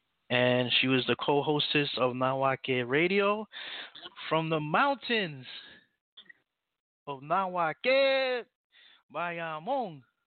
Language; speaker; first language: English; native; English